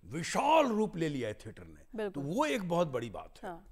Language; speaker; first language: Hindi; native; Hindi